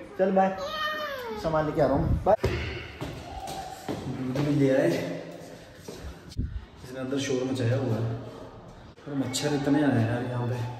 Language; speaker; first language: Hindi; native; Hindi